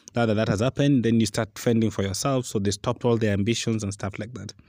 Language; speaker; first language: English; non-native, local second language; Luo (Kenya and Tanzania)